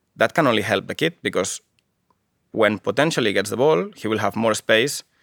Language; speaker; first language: English; non-native, fluent; Spanish